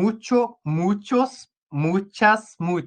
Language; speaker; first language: Spanish; non-native, fluent; Portuguese